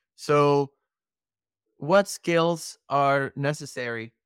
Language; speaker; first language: English; non-native, fluent; Dutch